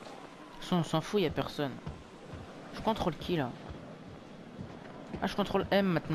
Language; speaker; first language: French; native; French